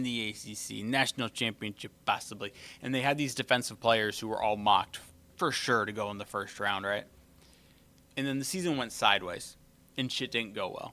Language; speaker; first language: English; native; English